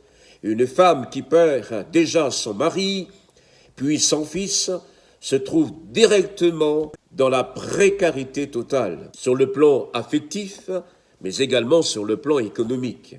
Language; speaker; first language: French; native; French